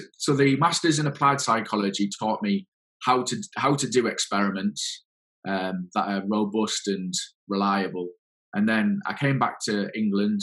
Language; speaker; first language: English; native; English